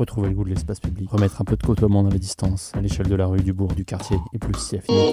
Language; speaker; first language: French; native; French